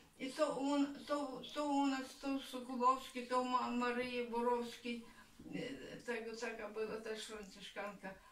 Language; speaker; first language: Polish; early bilingual, heritage; Polish